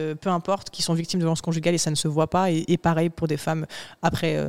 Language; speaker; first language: French; native; French